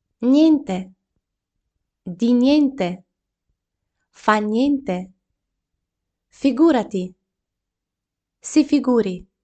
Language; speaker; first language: Italian; non-native, fluent; Ukrainian